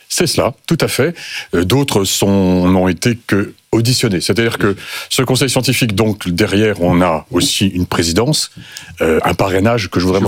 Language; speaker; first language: French; native; French